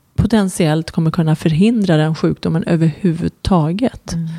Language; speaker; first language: Swedish; early bilingual, other home language; Persian